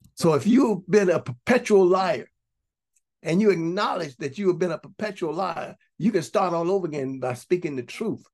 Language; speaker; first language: English; native; English